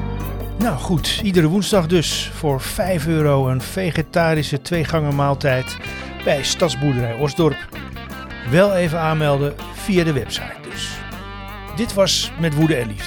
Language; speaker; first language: Dutch; native; Dutch